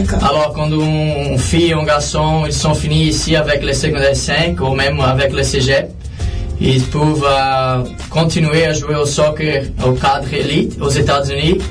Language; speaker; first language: French; non-native, learner; Portuguese